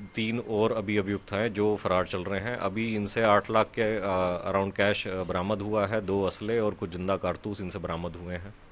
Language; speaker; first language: Hindi; native; Hindi